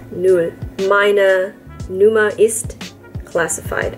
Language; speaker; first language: German; non-native, learner; English